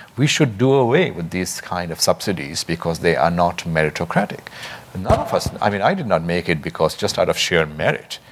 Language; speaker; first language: English; non-native, local second language; Bangla